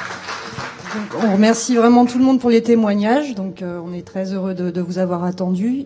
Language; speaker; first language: French; native; French